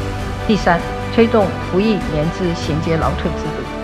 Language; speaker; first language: Chinese; native; Chinese